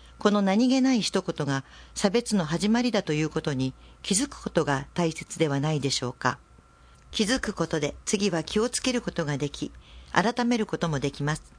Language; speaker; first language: Japanese; native; Japanese